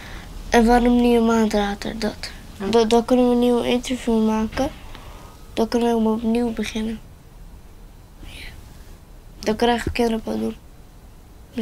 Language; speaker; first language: Dutch; early bilingual, other home language; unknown